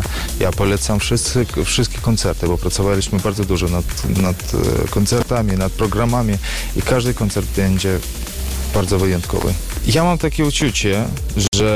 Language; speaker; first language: Polish; non-native, learner; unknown